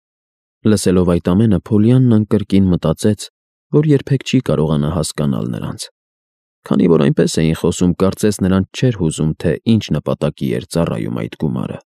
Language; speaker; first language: Armenian; native; Armenian